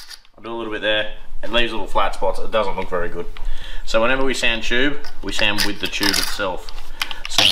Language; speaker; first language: English; native; English